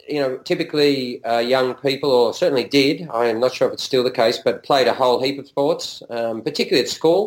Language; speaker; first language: English; native; English